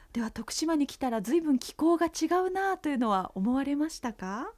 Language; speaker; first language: Japanese; native; Japanese